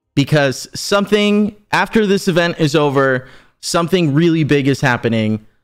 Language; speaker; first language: English; early bilingual, other home language; Spanish